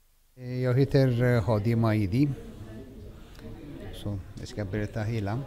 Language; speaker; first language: Swedish; non-native, fluent; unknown